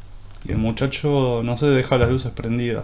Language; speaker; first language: Spanish; native; Spanish